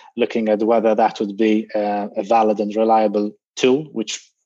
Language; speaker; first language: English; non-native, fluent; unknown